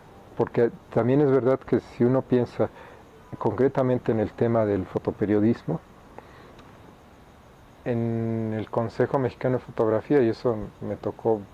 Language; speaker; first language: Spanish; native; Spanish